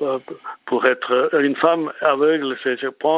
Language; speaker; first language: French; non-native, fluent; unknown